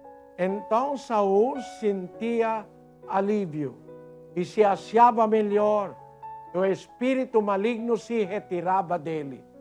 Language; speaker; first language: Portuguese; non-native, learner; Filipino